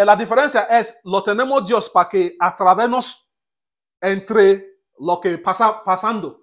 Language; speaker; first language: Spanish; non-native, learner; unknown